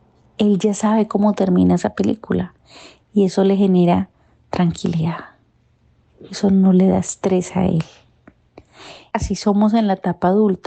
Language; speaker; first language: Spanish; native; Spanish